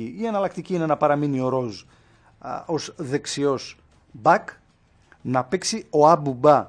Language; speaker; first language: Greek; native; Greek